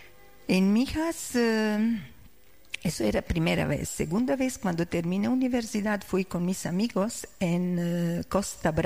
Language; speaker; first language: Spanish; non-native, learner; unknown